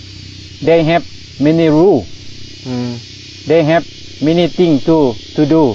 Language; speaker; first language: English; non-native, learner; Thai